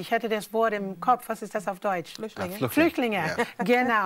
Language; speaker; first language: German; non-native, fluent; English